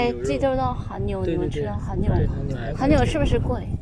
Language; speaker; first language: Chinese; non-native, learner; Korean